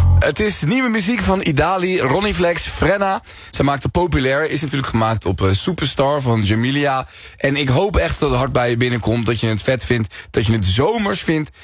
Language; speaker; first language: Dutch; early bilingual, other home language; Spanish